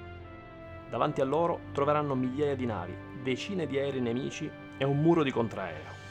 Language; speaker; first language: Italian; native; Italian